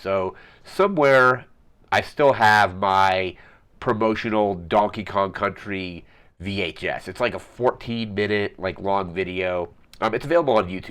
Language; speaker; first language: English; native; English